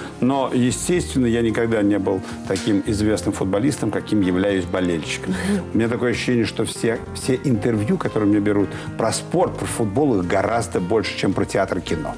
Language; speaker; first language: Russian; native; Russian